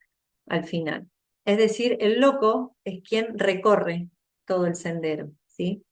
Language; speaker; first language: Spanish; native; Spanish